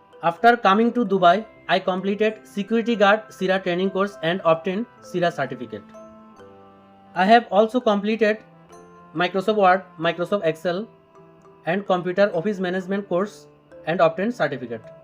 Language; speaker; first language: English; non-native, local second language; Bangla